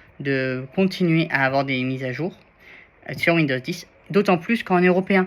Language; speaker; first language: French; native; French